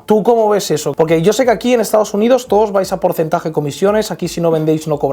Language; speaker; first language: Spanish; native; Spanish